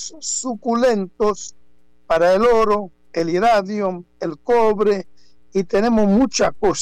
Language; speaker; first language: Spanish; non-native, fluent; Haitian Creole